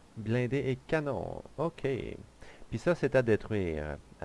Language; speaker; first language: French; native; French